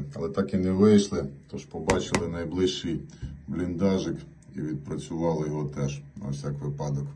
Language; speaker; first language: Ukrainian; native; Ukrainian